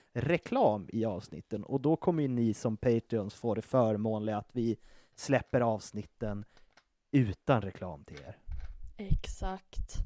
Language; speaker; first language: Swedish; native; Swedish